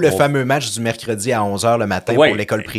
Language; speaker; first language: French; native; French